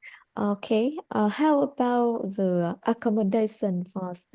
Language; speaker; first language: English; non-native, learner; Vietnamese